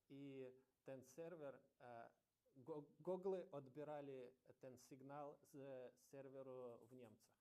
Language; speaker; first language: Polish; non-native, learner; Ukrainian